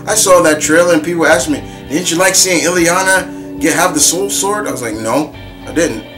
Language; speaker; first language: English; native; English